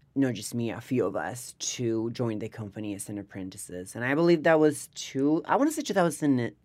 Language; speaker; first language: English; non-native, fluent; Spanish